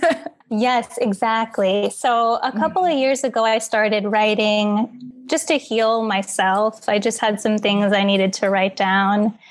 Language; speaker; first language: English; native; English